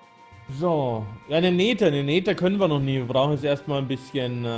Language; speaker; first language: German; native; German